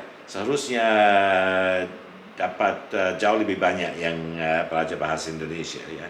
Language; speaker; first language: Indonesian; non-native, fluent; English